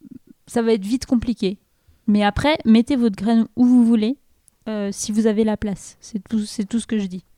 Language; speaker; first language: French; native; French